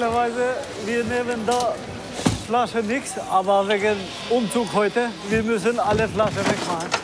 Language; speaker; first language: German; non-native, learner; Albanian